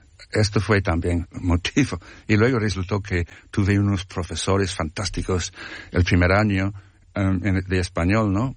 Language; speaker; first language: Spanish; non-native, fluent; English